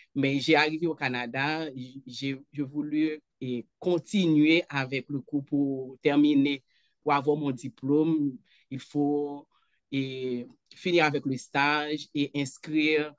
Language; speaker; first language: French; non-native, local second language; Haitian Creole